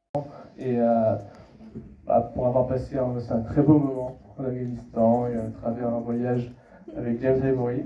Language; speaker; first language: French; native; French